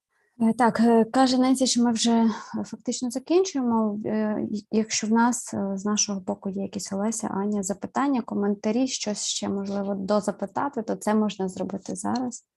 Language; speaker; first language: Ukrainian; native; Ukrainian